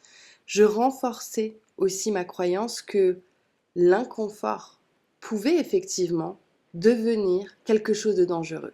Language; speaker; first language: French; native; French